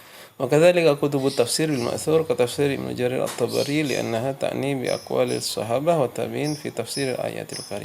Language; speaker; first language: Arabic; non-native, fluent; Indonesian